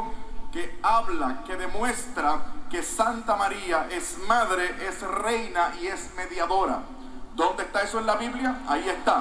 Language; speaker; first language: Spanish; native; Spanish